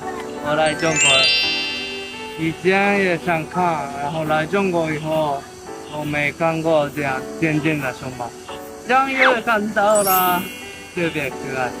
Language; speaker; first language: Chinese; non-native, learner; Japanese